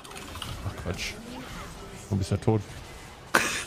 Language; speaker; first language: German; native; German